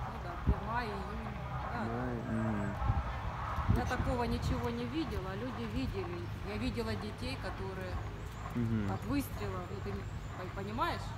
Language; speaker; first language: Russian; native; Russian